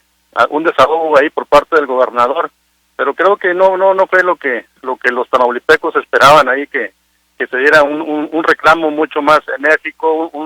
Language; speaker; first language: Spanish; native; Spanish